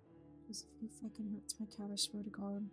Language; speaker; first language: English; native; English